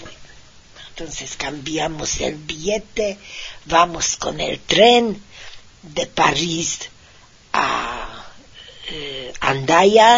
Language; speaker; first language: Spanish; non-native, fluent; Hungarian